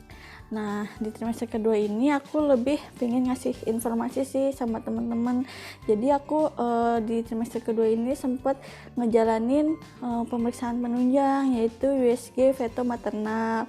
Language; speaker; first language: Indonesian; native; Indonesian